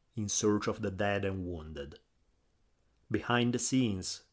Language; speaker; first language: English; non-native, fluent; Italian